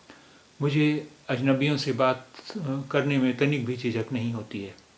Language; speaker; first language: Hindi; native; Hindi